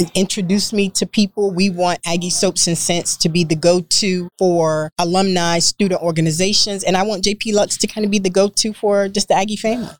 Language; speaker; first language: English; native; English